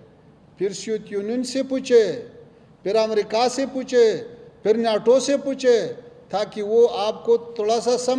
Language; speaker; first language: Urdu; non-native, fluent; Pashto